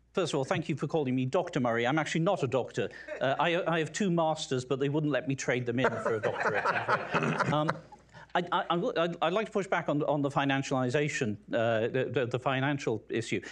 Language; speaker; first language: English; native; English